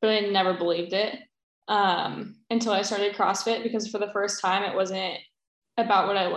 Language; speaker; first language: English; native; English